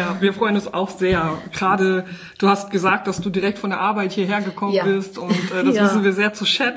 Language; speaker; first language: German; native; German